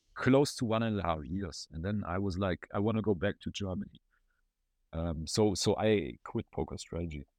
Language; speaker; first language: English; non-native, fluent; German